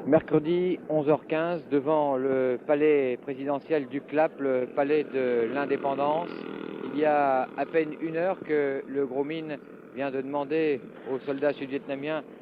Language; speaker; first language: French; native; French